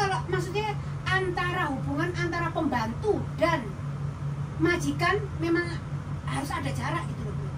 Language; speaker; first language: Indonesian; non-native, local second language; Javanese